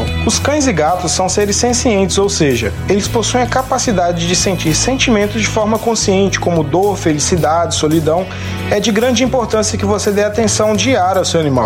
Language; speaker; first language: Portuguese; native; Portuguese